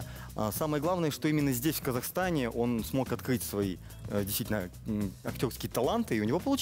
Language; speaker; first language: Russian; native; Russian